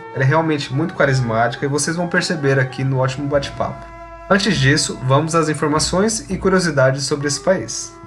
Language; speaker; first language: Portuguese; native; Portuguese